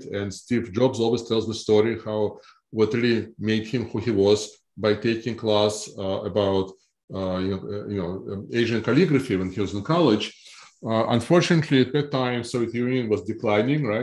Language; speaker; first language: English; non-native, fluent; Russian